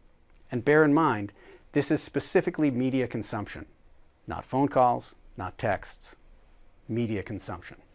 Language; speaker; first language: English; native; English